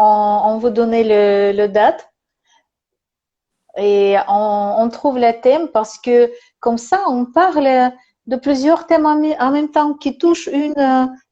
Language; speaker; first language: French; non-native, learner; Russian